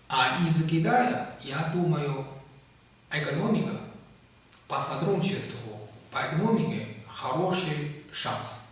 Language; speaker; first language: Russian; non-native, learner; Chinese